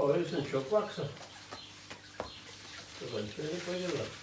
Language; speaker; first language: German; native; German